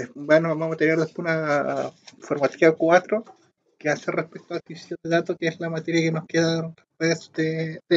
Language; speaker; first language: Spanish; native; Spanish